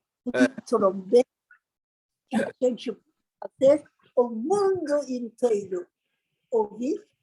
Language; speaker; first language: Portuguese; non-native, learner; Persian